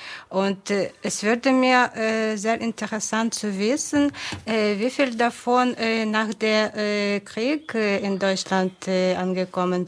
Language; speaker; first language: German; non-native, fluent; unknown